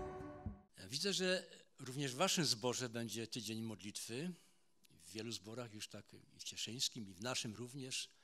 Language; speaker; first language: Polish; native; Polish